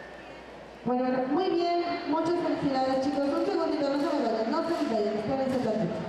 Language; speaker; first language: Spanish; native; Spanish